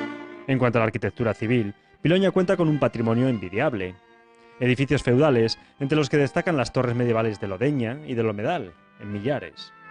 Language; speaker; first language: Spanish; native; Spanish